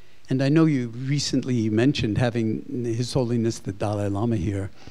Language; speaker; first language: English; native; English